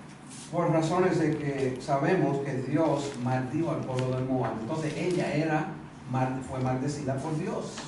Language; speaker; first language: Spanish; native; Spanish